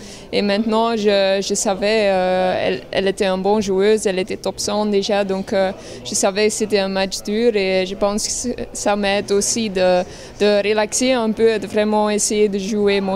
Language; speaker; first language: French; non-native, local second language; Dutch